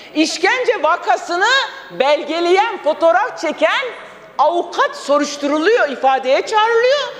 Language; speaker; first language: Turkish; non-native, local second language; Kurdish